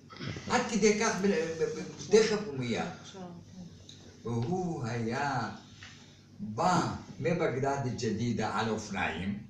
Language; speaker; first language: Hebrew; non-native, fluent; Arabic